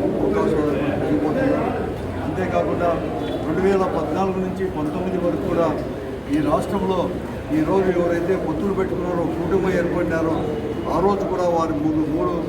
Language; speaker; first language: Telugu; native; Telugu